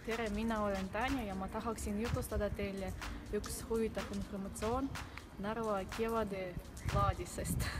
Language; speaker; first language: Estonian; non-native, local second language; Russian